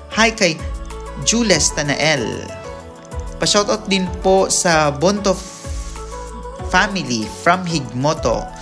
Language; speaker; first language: Filipino; non-native, local second language; Bikol